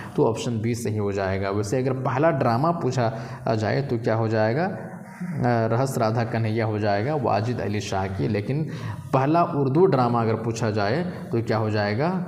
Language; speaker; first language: Hindi; non-native, local second language; Urdu